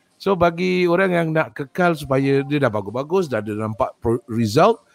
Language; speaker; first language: Malay; native; Malay